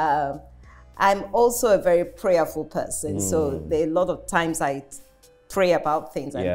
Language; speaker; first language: English; non-native, local second language; Yoruba